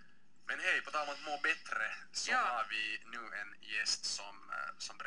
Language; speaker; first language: Swedish; native; Swedish